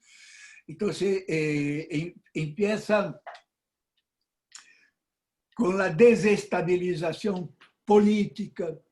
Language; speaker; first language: Spanish; non-native, fluent; Portuguese